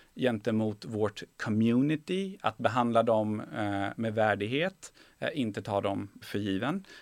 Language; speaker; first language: Swedish; early bilingual, other home language; Persian